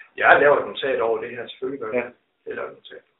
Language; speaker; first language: Danish; native; Danish